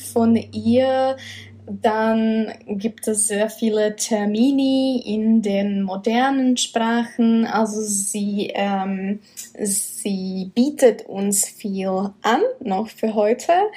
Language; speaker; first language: German; non-native, fluent; Czech